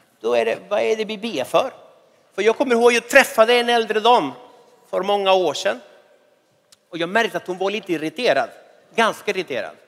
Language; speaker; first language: Swedish; non-native, fluent; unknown